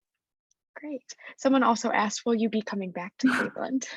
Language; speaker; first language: English; native; English